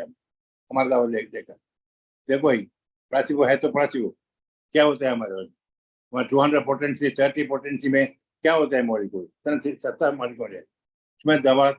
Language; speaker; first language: Hindi; non-native, local second language; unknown